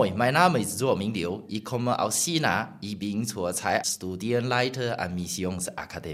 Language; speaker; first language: German; non-native, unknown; Chinese